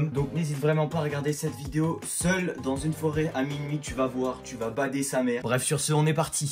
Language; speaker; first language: French; native; French